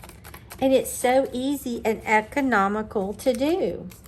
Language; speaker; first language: English; native; English